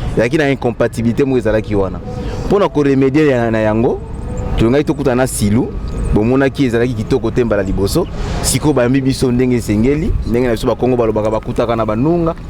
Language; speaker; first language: Lingala; non-native, local second language; Kongo